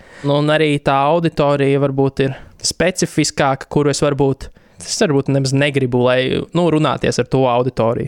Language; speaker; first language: Latvian; native; Latvian